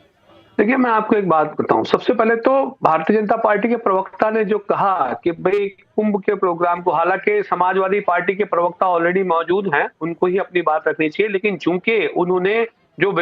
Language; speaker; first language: Hindi; native; Hindi